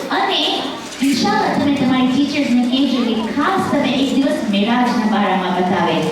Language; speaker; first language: Gujarati; early bilingual, heritage; Gujarati